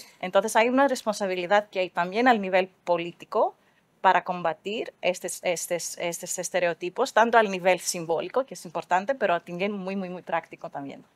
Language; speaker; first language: Spanish; non-native, fluent; Greek